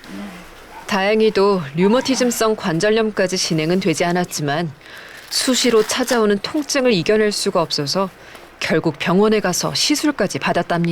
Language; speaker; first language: Korean; native; Korean